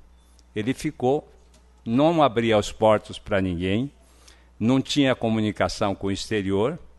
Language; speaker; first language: Portuguese; early bilingual, other home language; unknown